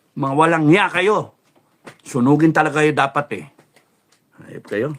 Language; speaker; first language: Filipino; native; Filipino